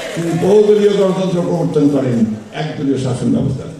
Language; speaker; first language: Bangla; native; Bangla